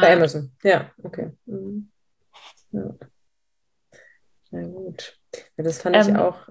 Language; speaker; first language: German; native; German